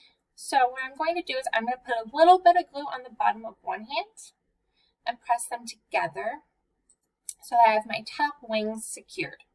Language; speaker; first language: English; native; English